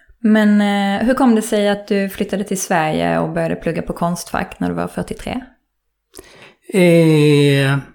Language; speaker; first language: Swedish; native; Swedish